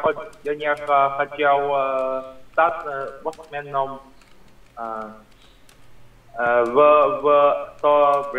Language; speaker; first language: Russian; non-native, learner; Vietnamese